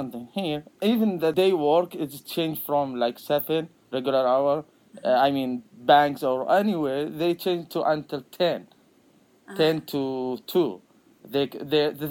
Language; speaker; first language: English; non-native, learner; Arabic